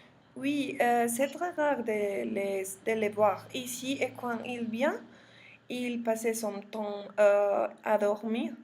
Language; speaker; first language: French; non-native, learner; Spanish